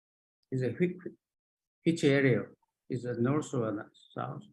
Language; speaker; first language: English; non-native, learner; Japanese